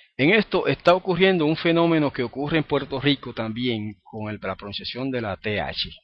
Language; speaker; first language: Spanish; native; Spanish